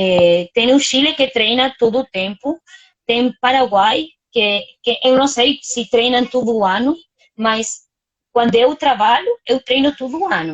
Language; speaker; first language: Portuguese; non-native, fluent; Spanish